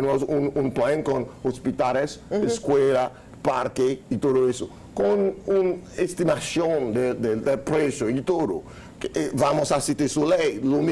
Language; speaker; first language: Spanish; non-native, learner; Haitian Creole